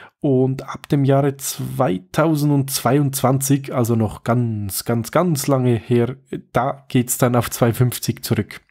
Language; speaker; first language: German; native; German